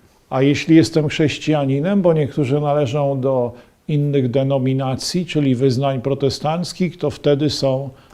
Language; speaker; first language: Polish; native; Polish